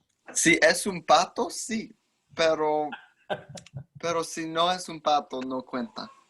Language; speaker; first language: Spanish; non-native, learner; English